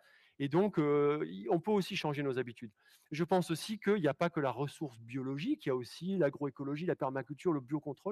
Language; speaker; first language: French; native; French